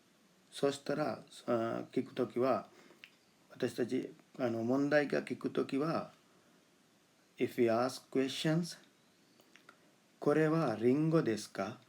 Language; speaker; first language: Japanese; non-native, fluent; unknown